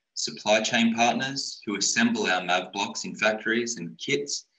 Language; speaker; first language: English; native; English